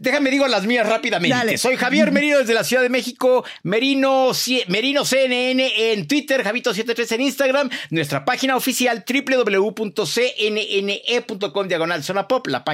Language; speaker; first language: Spanish; native; Spanish